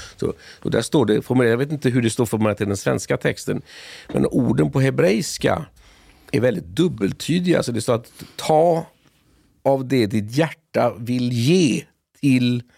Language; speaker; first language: Swedish; native; Swedish